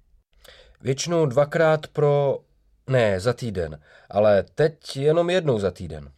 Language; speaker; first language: Czech; non-native, learner; English